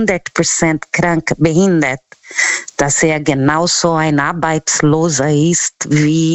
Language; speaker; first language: German; non-native, fluent; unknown